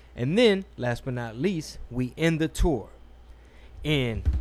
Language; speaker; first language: English; early bilingual, other home language; Spanish